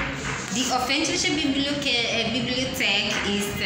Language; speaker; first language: German; non-native, learner; English